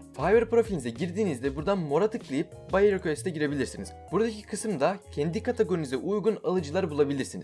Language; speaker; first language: Turkish; native; Turkish